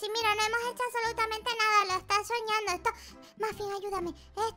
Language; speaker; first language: Spanish; native; Spanish